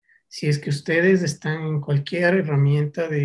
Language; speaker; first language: Spanish; native; Spanish